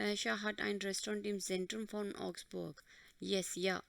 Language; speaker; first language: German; non-native, fluent; Hindi